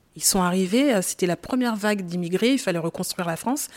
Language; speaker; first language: French; native; French